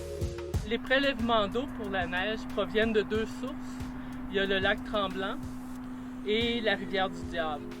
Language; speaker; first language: French; native; French